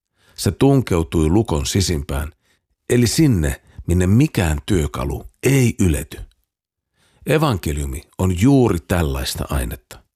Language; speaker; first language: Finnish; native; Finnish